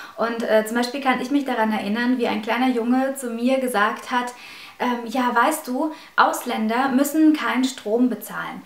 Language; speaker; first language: German; early bilingual, other home language; Russian